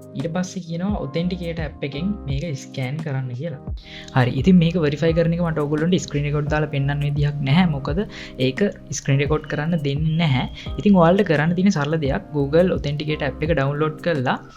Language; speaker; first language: Sinhala; native; Sinhala